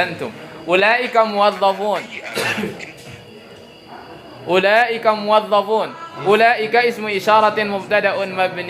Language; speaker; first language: Arabic; non-native, fluent; Indonesian